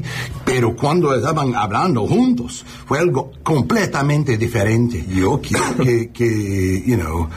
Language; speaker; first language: Spanish; non-native, learner; English